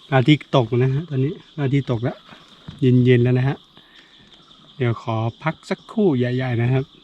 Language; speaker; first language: Thai; non-native, local second language; S'gaw Karen